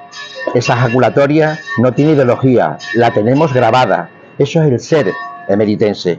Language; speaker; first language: Spanish; native; Spanish